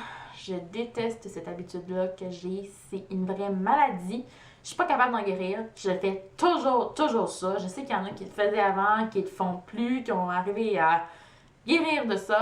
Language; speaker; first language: French; native; French